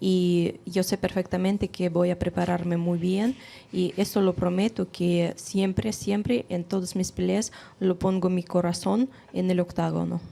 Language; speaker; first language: Spanish; non-native, fluent; Russian